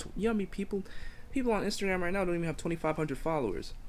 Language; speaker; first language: English; native; English